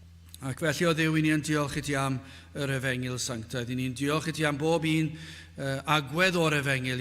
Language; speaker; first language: Welsh; native; Welsh